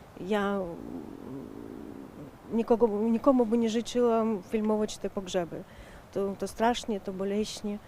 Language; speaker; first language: Polish; early bilingual, heritage; Ukrainian